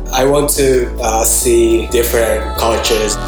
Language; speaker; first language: English; non-native, learner; Japanese